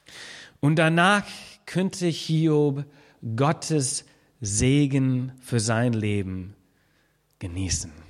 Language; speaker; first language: German; non-native, fluent; English